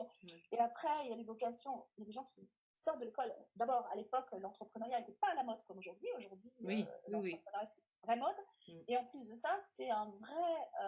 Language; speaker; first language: French; native; French